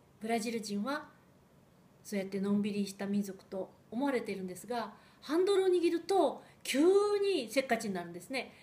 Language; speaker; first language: Japanese; early bilingual, heritage; Japanese